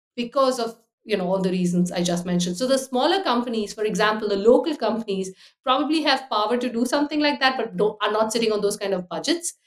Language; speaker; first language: English; non-native, fluent; Hindi